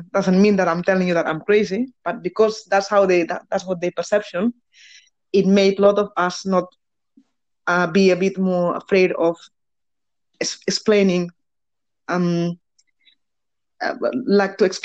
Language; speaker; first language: English; non-native, fluent; Spanish